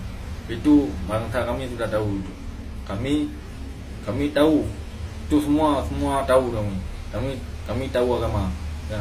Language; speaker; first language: Indonesian; non-native, local second language; Achinese